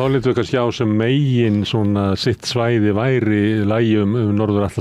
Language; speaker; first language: Icelandic; native; Icelandic